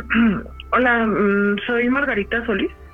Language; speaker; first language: Spanish; native; Spanish